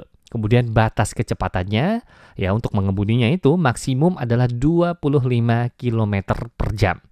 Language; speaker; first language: Indonesian; native; Indonesian